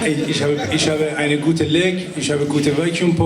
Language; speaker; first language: German; non-native, learner; Persian